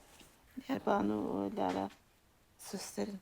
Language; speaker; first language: Norwegian; non-native, fluent; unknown